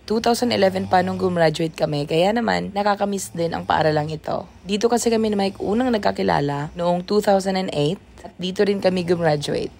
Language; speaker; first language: Filipino; non-native, local second language; Cebuano